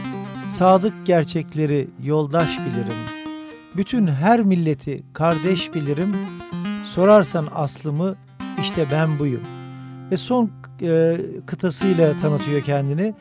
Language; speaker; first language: Turkish; native; Turkish